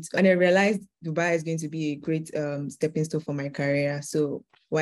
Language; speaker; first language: English; non-native, local second language; Yoruba